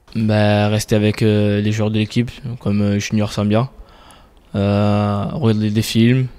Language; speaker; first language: French; native; French